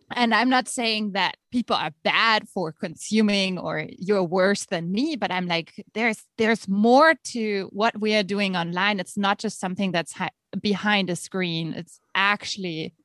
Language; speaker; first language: English; non-native, fluent; German